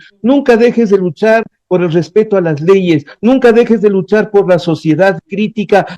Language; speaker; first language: Spanish; native; Spanish